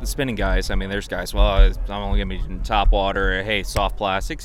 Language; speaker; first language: English; native; English